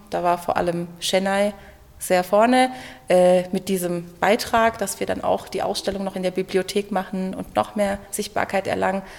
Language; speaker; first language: German; early bilingual, other home language; Turkish